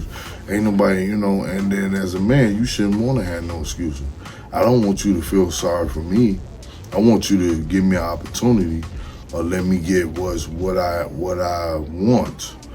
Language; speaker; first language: English; native; English